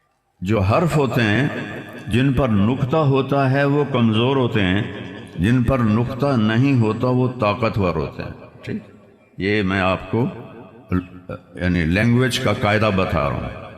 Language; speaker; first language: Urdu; non-native, local second language; Punjabi